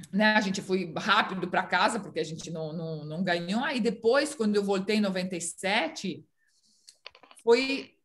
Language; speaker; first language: Portuguese; non-native, fluent; Romanian